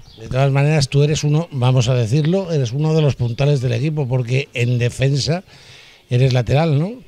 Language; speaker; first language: Spanish; native; Spanish